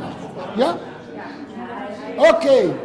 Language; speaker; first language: Dutch; non-native, learner; Hebrew